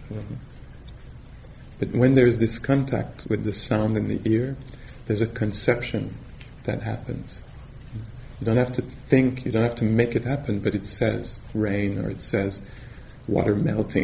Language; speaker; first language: English; non-native, fluent; French